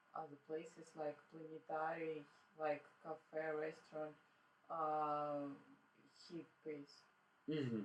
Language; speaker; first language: English; non-native, learner; Russian